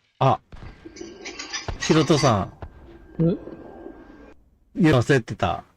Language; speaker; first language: Japanese; native; Japanese